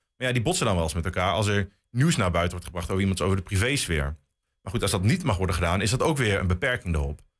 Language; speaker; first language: Dutch; native; Dutch